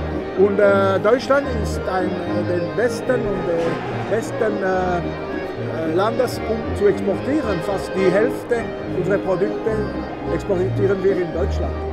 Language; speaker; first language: German; non-native, local second language; French